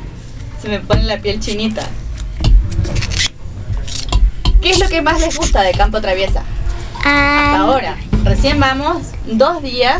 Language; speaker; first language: Spanish; native; Spanish